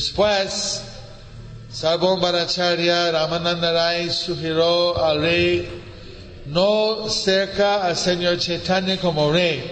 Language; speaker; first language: Spanish; non-native, learner; English